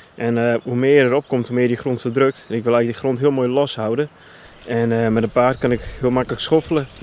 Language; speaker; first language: Dutch; non-native, local second language; Western Frisian